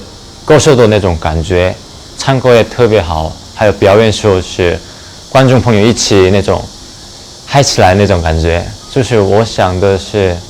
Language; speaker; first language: Chinese; non-native, learner; Korean